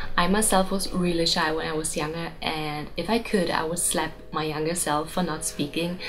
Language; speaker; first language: English; non-native, fluent; German